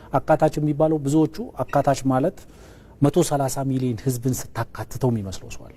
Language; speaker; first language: Amharic; non-native, local second language; Oromo